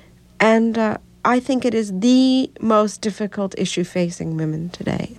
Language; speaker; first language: English; native; English